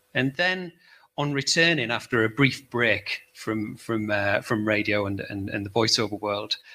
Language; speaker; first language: English; native; English